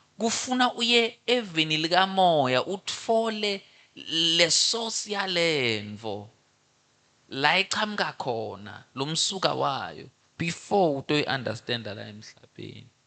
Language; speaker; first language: Zulu; non-native, local second language; Swati